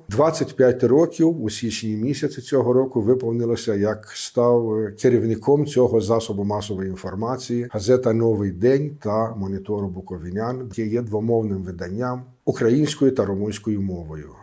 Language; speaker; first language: Ukrainian; non-native, local second language; Romanian